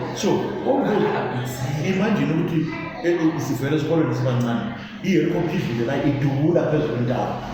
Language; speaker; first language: Zulu; native; Zulu